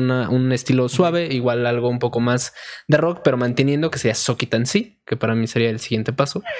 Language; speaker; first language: Spanish; native; Spanish